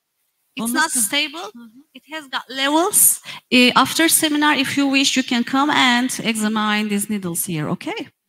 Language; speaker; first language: English; non-native, fluent; Turkish